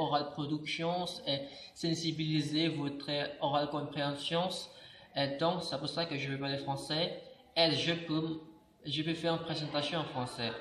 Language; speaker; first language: French; non-native, learner; Indonesian